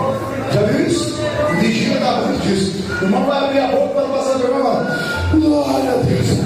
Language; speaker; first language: Portuguese; native; Portuguese